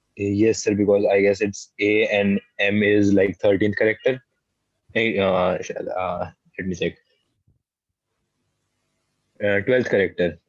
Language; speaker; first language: English; non-native, local second language; Hindi